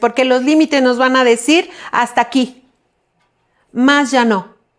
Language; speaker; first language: Spanish; native; Spanish